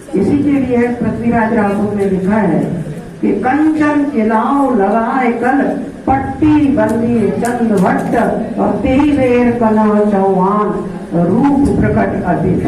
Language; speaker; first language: Hindi; native; Hindi